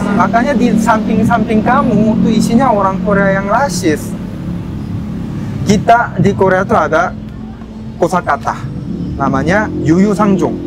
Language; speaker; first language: Indonesian; non-native, fluent; Korean